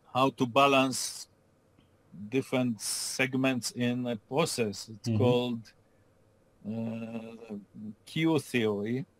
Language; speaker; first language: English; non-native, fluent; Hebrew